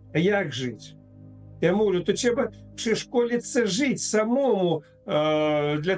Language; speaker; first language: Polish; non-native, fluent; Russian